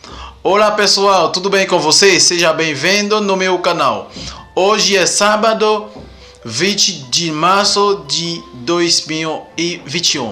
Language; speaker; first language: Portuguese; non-native, learner; Haitian Creole